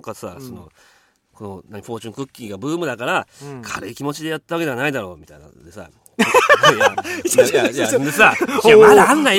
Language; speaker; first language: Japanese; native; Japanese